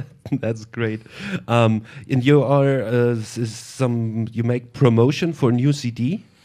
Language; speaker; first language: English; non-native, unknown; German